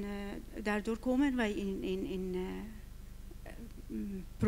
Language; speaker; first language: Dutch; non-native, learner; Persian